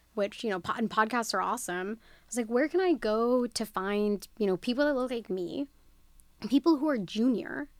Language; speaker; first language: English; native; English